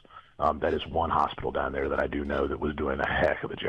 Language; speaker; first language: English; native; English